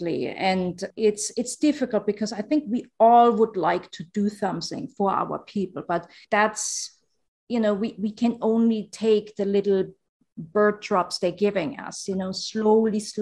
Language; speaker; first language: English; non-native, fluent; German